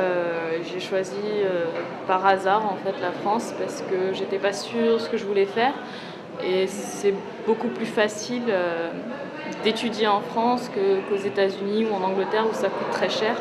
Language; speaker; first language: French; early bilingual, heritage; French